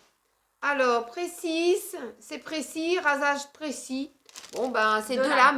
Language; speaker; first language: French; native; French